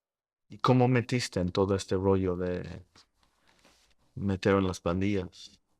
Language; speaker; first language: Spanish; early bilingual, heritage; Spanish